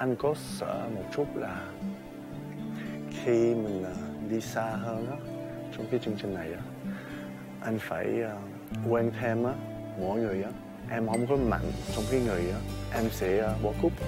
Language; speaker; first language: Vietnamese; early bilingual, heritage; Vietnamese